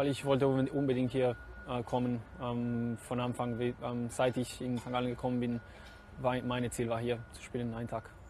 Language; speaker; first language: German; non-native, learner; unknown